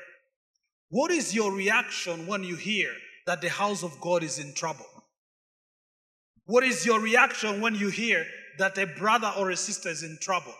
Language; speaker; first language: English; non-native, fluent; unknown